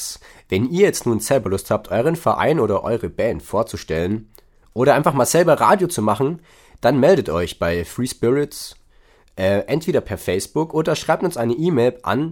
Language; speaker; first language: German; native; German